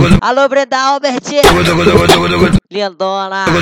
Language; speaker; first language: Portuguese; native; Portuguese